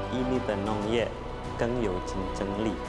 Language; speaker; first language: Chinese; non-native, fluent; Indonesian